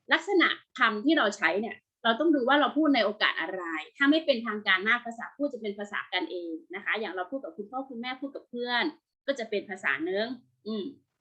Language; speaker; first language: Thai; native; Thai